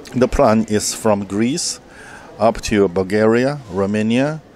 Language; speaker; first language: English; non-native, fluent; Chinese